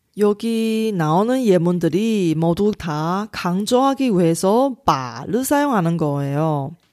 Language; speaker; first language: Korean; non-native, fluent; Chinese